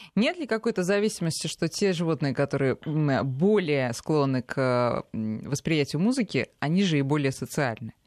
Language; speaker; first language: Russian; native; Russian